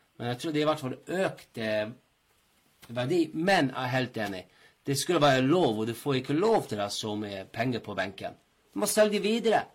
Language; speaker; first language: Norwegian; non-native, fluent; English